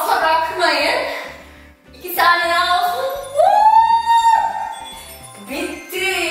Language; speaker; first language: Turkish; non-native, fluent; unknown